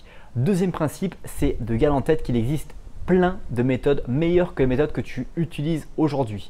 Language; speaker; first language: French; native; French